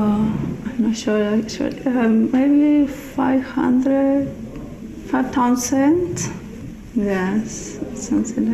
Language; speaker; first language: English; non-native, learner; Spanish